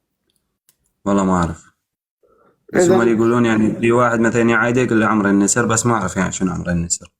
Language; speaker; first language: Arabic; native; Arabic